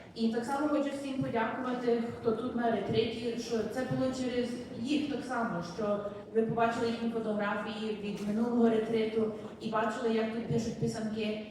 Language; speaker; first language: Ukrainian; early bilingual, heritage; Ukrainian